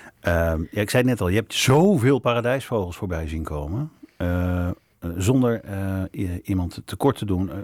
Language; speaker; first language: Dutch; native; Dutch